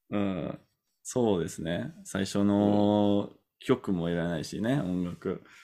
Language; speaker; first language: Japanese; non-native, fluent; English